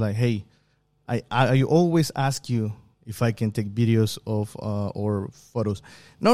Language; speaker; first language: English; non-native, fluent; Spanish